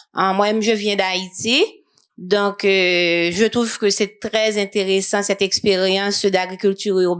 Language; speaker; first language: French; non-native, local second language; Haitian Creole